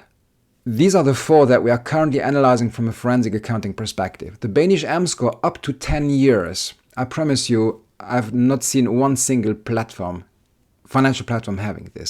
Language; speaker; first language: English; non-native, fluent; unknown